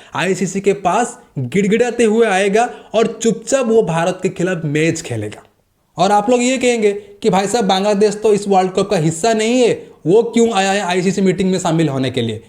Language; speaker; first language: Hindi; native; Hindi